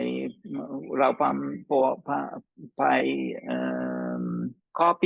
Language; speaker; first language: Thai; non-native, learner; English